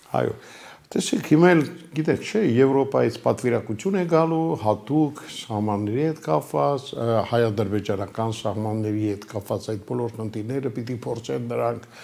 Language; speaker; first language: Armenian; native; Armenian